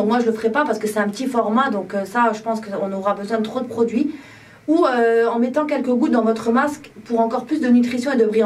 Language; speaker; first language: French; native; French